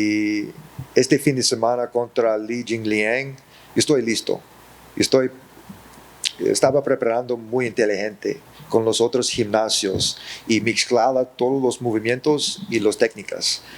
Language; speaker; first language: Spanish; early bilingual, heritage; English